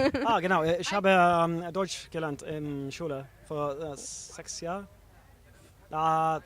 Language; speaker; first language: German; non-native, learner; Swedish